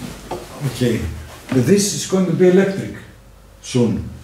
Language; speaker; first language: English; non-native, learner; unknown